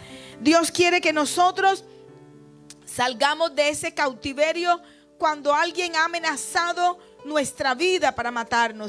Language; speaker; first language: Spanish; native; Spanish